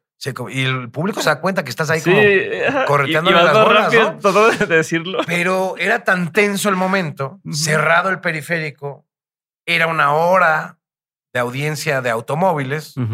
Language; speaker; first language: Spanish; native; Spanish